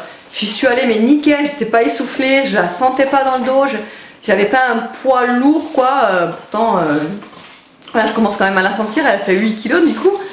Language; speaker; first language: French; native; French